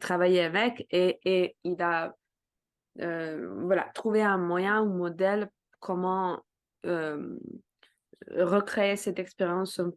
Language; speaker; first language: French; non-native, fluent; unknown